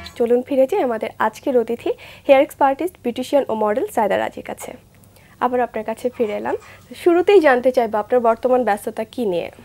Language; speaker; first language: Bangla; native; Bangla